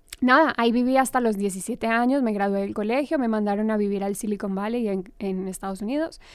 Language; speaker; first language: Spanish; native; Spanish